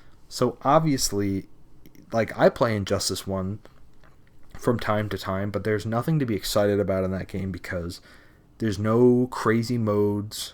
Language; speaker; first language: English; native; English